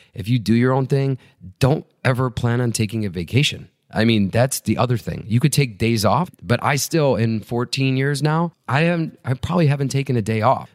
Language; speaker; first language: English; native; English